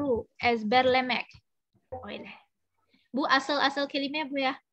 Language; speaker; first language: Turkish; non-native, fluent; Indonesian